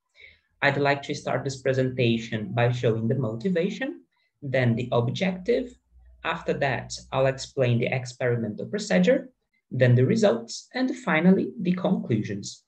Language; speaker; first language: English; non-native, fluent; Portuguese